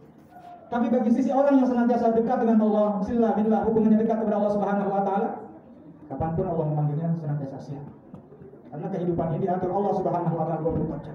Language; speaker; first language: Indonesian; native; Indonesian